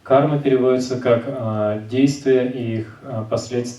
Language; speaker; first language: Russian; native; Russian